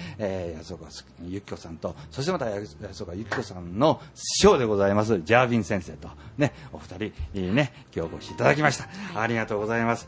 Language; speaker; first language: Japanese; native; Japanese